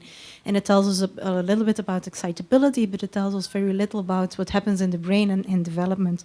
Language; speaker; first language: English; non-native, fluent; Dutch